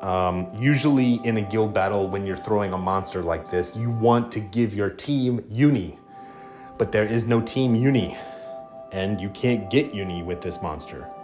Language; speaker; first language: English; native; English